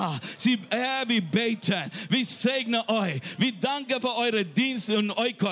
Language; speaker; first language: German; non-native, learner; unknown